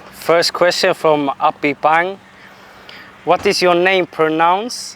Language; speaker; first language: English; non-native, fluent; Swedish